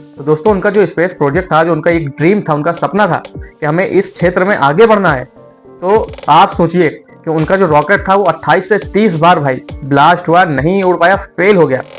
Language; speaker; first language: Hindi; native; Hindi